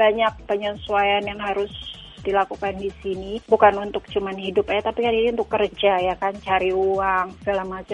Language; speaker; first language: Indonesian; native; Indonesian